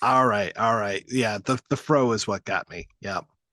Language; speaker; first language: English; native; English